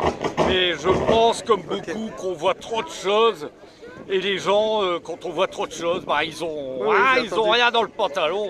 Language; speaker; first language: French; native; French